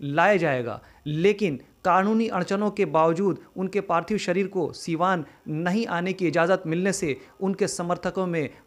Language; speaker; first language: Hindi; native; Hindi